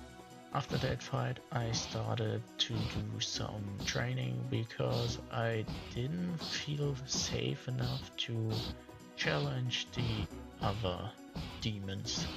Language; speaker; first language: English; non-native, fluent; German